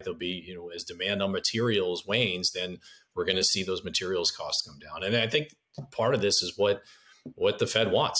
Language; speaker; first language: English; native; English